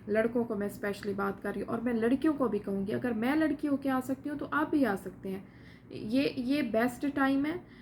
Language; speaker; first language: Urdu; non-native, local second language; Saraiki